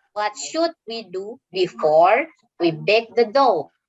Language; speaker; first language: English; non-native, fluent; Indonesian